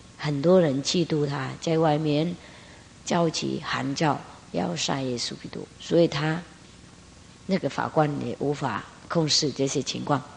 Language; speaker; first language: Chinese; non-native, fluent; Vietnamese